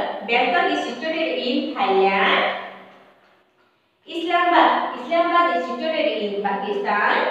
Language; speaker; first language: English; non-native, fluent; Hindi